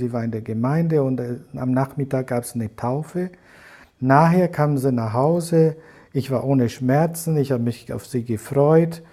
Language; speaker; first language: German; non-native, fluent; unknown